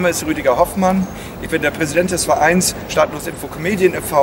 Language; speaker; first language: German; native; German